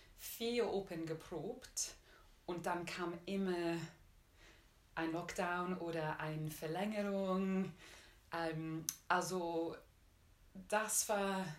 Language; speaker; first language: German; non-native, learner; Czech